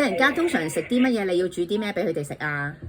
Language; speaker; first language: Cantonese; native; Cantonese